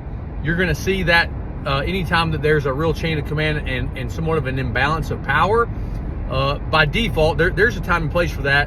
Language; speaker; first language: English; native; English